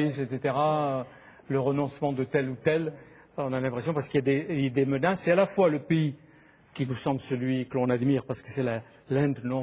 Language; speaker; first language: French; native; French